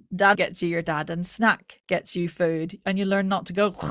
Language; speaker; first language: English; native; English